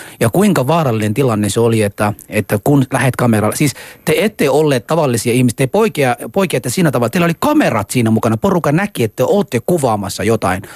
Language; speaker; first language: Finnish; non-native, fluent; Persian